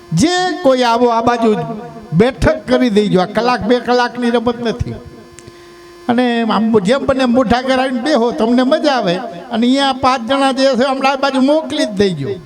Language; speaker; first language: Gujarati; native; Gujarati